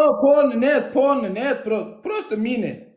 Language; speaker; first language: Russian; non-native, learner; Turkmen